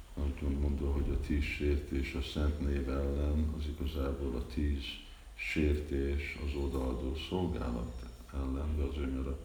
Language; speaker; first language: Hungarian; early bilingual, heritage; Hungarian